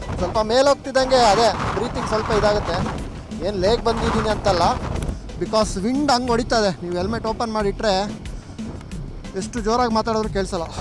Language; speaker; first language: Kannada; native; Kannada